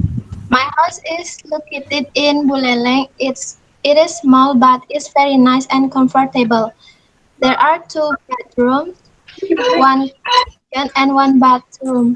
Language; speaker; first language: English; non-native, learner; Indonesian